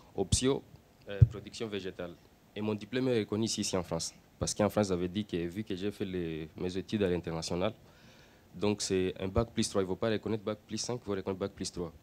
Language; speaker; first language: French; non-native, local second language; Swahili